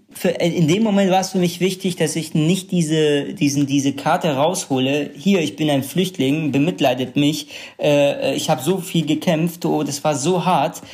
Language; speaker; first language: German; early bilingual, other home language; Kurdish